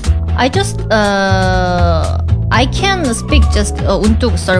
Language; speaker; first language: English; non-native, learner; Korean